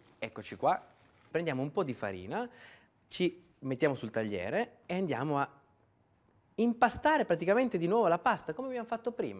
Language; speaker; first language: Italian; native; Italian